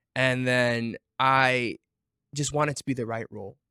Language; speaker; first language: English; native; English